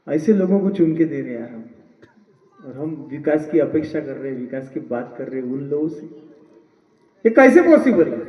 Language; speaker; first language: Hindi; non-native, local second language; Marathi